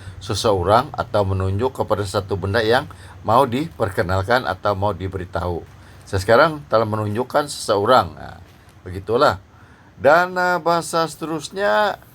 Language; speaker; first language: Malay; non-native, local second language; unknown